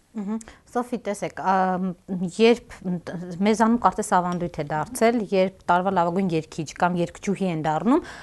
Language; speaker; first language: Armenian; native; Armenian